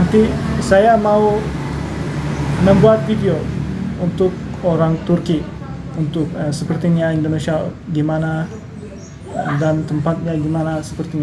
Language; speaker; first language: Indonesian; non-native, learner; Turkish